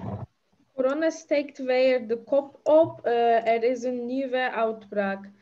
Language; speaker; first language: Dutch; non-native, learner; Turkish